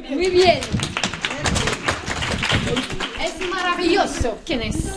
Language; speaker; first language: Spanish; non-native, learner; French